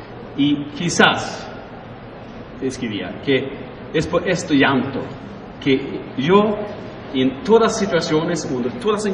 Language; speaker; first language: Spanish; non-native, learner; Swedish